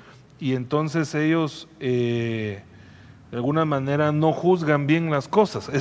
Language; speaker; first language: Spanish; native; Spanish